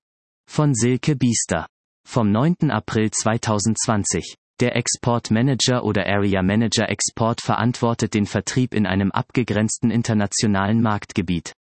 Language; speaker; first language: German; native; German